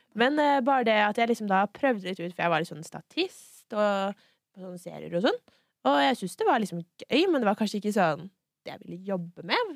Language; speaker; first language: Norwegian; native; Norwegian